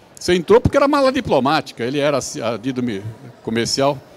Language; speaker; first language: Portuguese; native; Portuguese